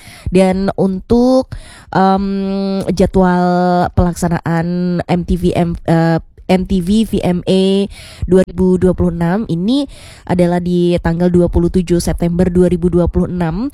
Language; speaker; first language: Indonesian; native; Indonesian